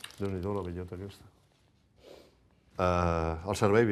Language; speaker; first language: Catalan; native; Catalan